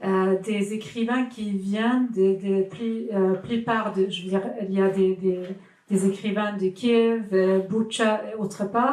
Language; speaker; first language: French; non-native, fluent; Swedish